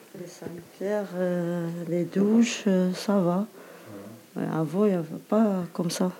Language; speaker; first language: French; non-native, fluent; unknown